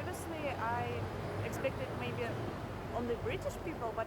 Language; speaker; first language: English; non-native, fluent; Russian